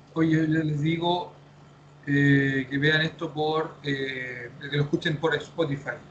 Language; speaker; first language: Spanish; native; Spanish